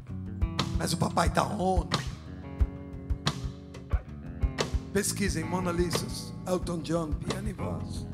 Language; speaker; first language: Portuguese; non-native, fluent; English